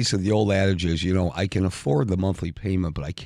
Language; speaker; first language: English; native; English